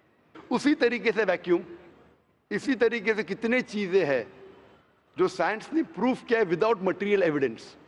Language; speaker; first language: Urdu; non-native, local second language; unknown